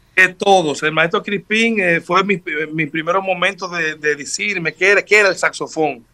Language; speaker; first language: Spanish; native; Spanish